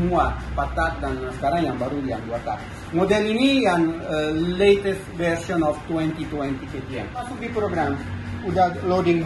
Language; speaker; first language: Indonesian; non-native, learner; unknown